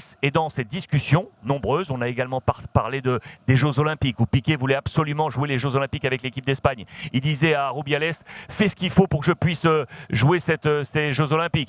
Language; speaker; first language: French; native; French